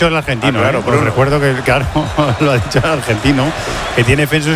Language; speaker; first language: Spanish; native; Spanish